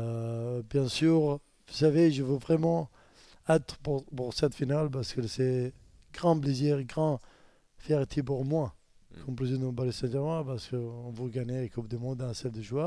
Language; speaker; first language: French; non-native, learner; Arabic